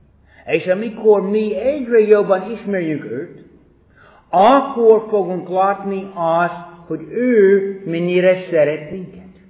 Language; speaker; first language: Hungarian; non-native, fluent; English